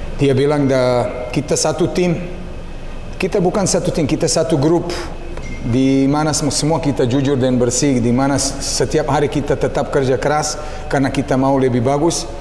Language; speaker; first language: Indonesian; non-native, learner; Serbian